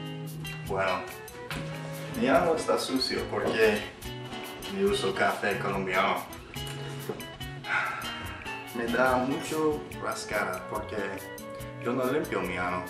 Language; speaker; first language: Spanish; non-native, learner; English